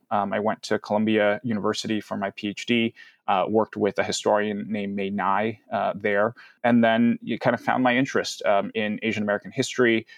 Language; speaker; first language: English; early bilingual, other home language; Cantonese